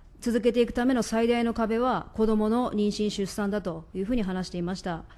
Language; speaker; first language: Japanese; native; Japanese